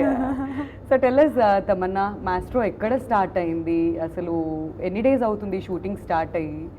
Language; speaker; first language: Telugu; native; Telugu